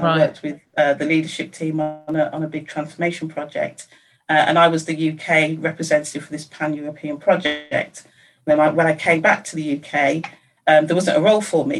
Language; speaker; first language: English; native; English